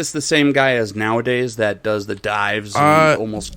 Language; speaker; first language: English; native; English